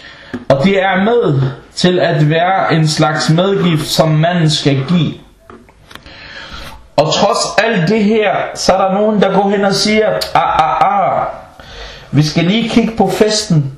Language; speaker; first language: Danish; non-native, local second language; Arabic